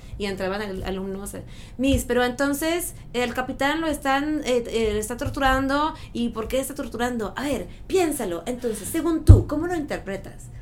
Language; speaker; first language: Spanish; non-native, fluent; French